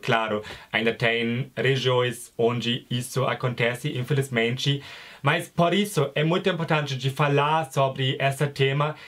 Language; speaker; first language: Portuguese; non-native, fluent; German